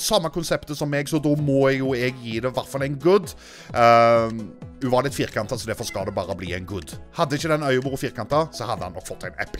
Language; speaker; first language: Norwegian; native; Norwegian